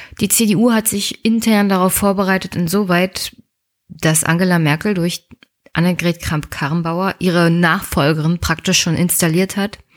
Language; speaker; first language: German; native; German